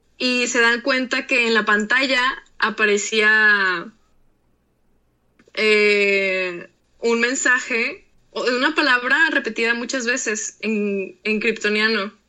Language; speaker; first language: Spanish; native; Spanish